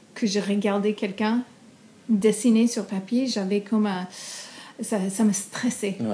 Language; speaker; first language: French; non-native, fluent; English